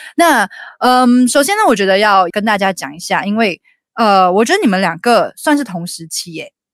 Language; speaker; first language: Chinese; native; Chinese